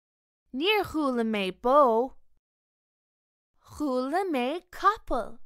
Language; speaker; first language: Irish; non-native, local second language; English